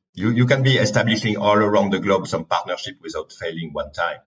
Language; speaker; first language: English; non-native, fluent; French